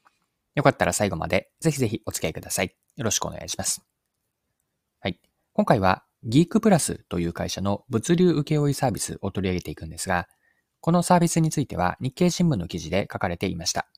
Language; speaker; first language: Japanese; native; Japanese